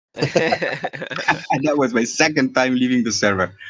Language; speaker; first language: English; non-native, fluent; Arabic